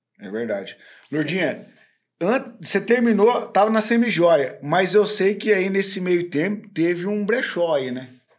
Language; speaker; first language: Portuguese; native; Portuguese